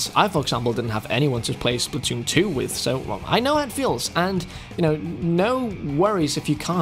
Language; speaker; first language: English; non-native, fluent; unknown